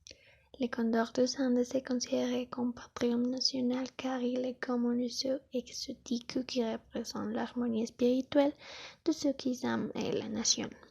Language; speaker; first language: French; non-native, learner; Spanish